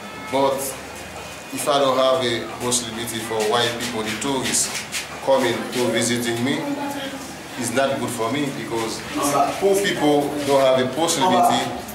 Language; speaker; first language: English; non-native, learner; Haitian Creole